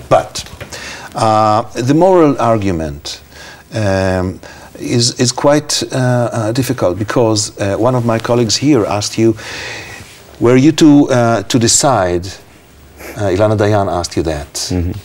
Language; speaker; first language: English; non-native, fluent; Hebrew